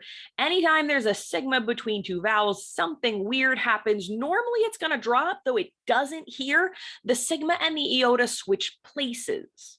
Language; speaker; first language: English; native; English